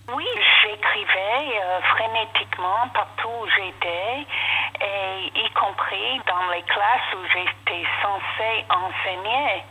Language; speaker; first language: French; non-native, fluent; English